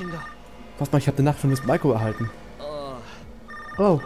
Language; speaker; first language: German; native; German